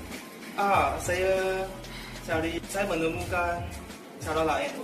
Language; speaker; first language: Indonesian; non-native, learner; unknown